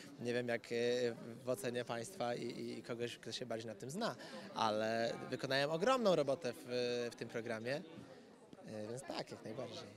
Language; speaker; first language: Polish; native; Polish